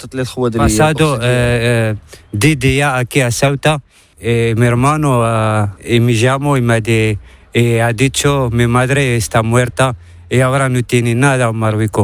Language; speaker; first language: Spanish; non-native, learner; Arabic